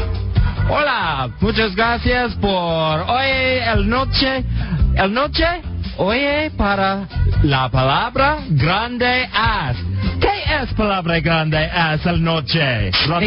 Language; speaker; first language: Spanish; non-native, learner; English